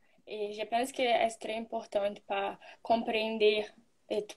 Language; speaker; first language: French; non-native, learner; Portuguese